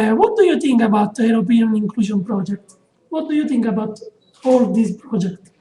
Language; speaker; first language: English; non-native, learner; Italian